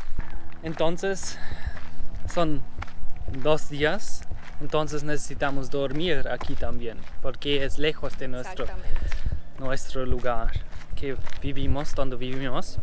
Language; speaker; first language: Spanish; non-native, learner; German